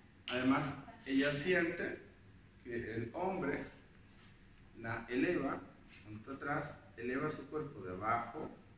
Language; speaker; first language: Spanish; native; Spanish